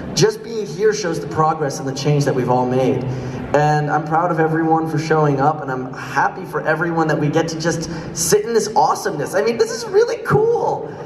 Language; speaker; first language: English; native; English